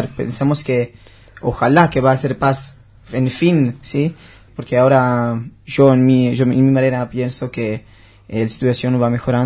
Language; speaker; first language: Spanish; non-native, learner; Hebrew